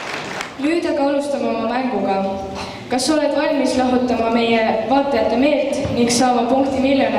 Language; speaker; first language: Estonian; native; Estonian